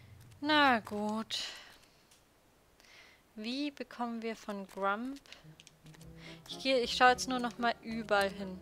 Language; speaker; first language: German; native; German